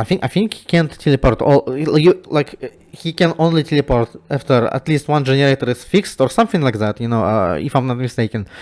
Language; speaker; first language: English; non-native, fluent; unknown